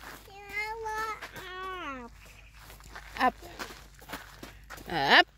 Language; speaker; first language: Swedish; non-native, learner; Filipino